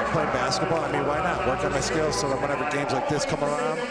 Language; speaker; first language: English; native; English